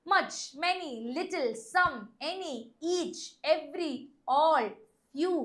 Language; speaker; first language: English; non-native, local second language; Malayalam